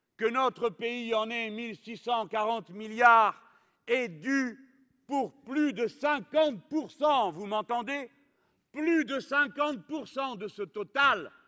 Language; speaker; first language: French; native; French